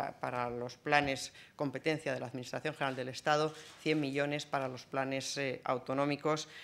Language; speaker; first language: Spanish; native; Spanish